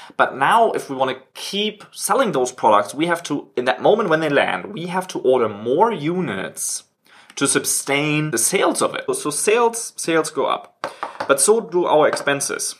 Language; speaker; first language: English; non-native, fluent; German